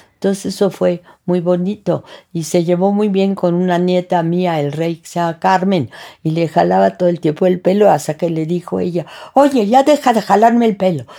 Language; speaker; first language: Spanish; early bilingual, other home language; French